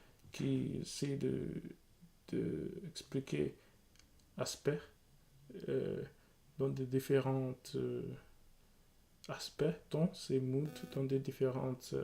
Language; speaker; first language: French; non-native, learner; English